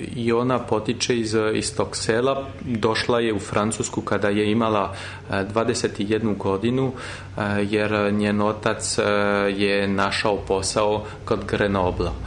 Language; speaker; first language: Serbian; non-native, fluent; French